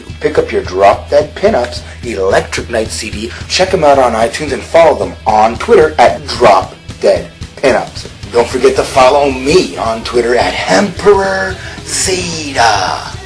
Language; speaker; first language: English; native; English